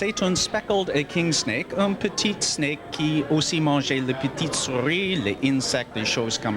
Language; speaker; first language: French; non-native, learner; English